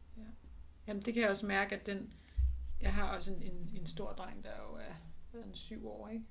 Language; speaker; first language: Danish; native; Danish